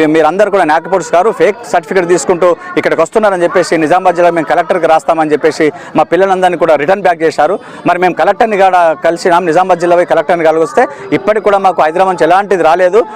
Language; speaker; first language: Telugu; native; Telugu